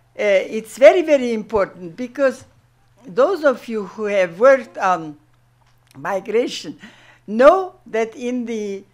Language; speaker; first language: English; non-native, fluent; German